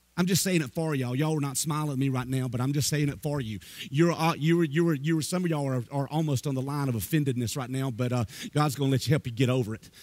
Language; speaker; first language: English; native; English